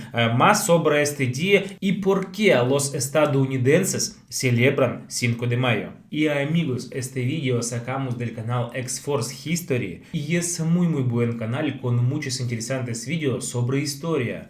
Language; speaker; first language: Spanish; non-native, fluent; Russian